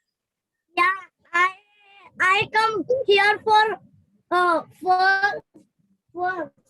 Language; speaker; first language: English; non-native, learner; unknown